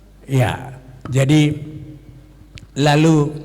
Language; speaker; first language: Indonesian; native; Indonesian